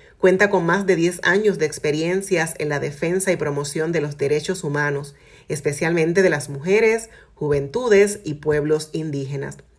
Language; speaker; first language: Spanish; native; Spanish